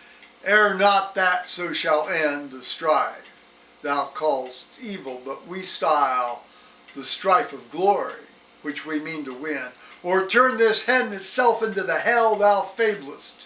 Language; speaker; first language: English; native; English